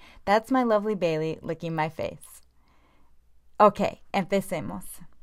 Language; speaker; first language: English; native; English